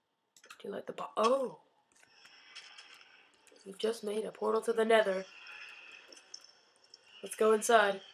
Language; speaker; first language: English; native; English